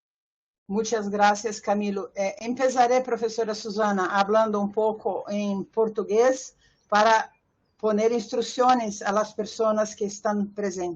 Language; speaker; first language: Spanish; non-native, fluent; Portuguese